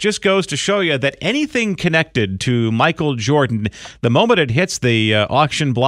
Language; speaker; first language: English; native; English